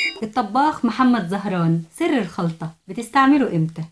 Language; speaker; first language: Arabic; native; Arabic